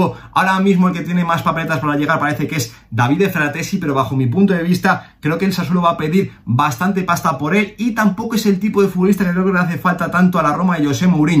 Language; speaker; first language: Spanish; native; Spanish